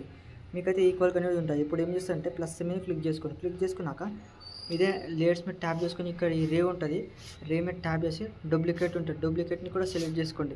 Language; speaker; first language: Telugu; native; Telugu